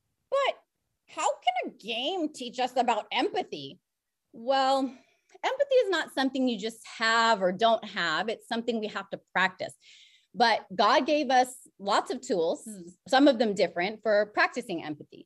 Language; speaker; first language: English; native; English